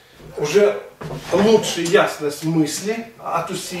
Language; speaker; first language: Russian; native; Russian